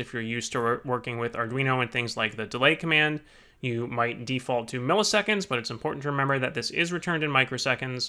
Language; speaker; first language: English; native; English